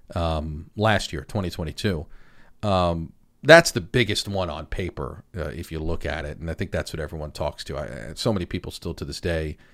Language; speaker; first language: English; native; English